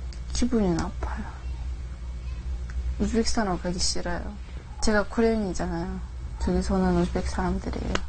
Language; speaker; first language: Korean; early bilingual, other home language; Russian